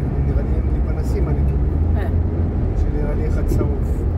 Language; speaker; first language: Hebrew; native; Hebrew